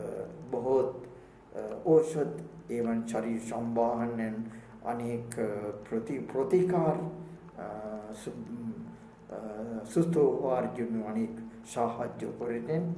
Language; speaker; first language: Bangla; non-native, learner; Sinhala